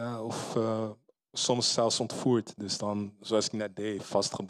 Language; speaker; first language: Dutch; early bilingual, other home language; Lingala